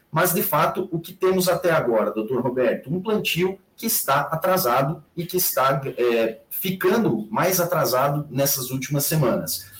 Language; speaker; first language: Portuguese; native; Portuguese